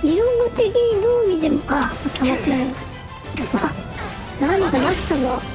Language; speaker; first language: Japanese; native; Japanese